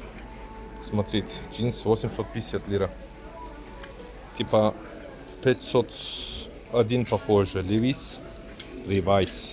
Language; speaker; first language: Russian; non-native, learner; Turkish